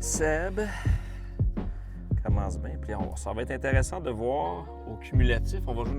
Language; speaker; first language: French; native; French